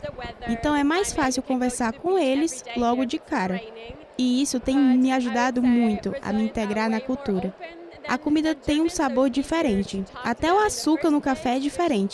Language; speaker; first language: Portuguese; non-native, fluent; German